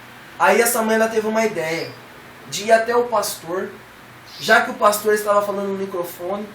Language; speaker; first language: Portuguese; native; Portuguese